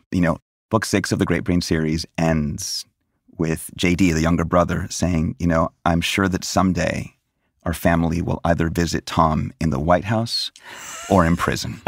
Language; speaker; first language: English; native; English